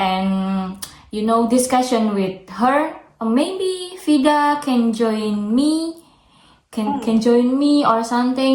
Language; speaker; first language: English; non-native, learner; Indonesian